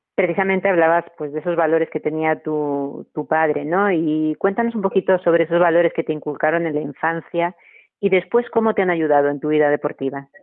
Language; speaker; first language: Spanish; native; Spanish